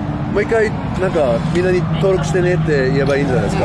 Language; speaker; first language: Japanese; non-native, fluent; English